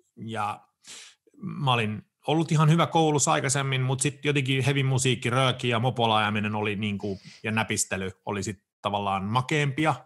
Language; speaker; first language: Finnish; early bilingual, heritage; Finnish